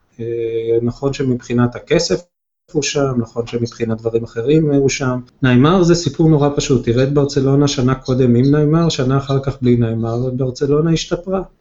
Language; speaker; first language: Hebrew; native; Hebrew